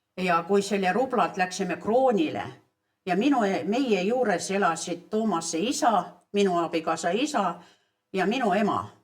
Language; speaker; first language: Estonian; early bilingual, heritage; Estonian